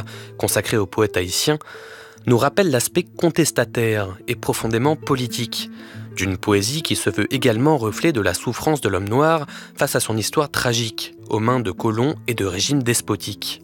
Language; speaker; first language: French; native; French